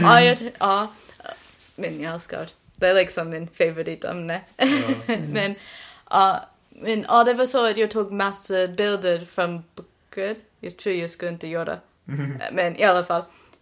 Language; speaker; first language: Swedish; non-native, learner; English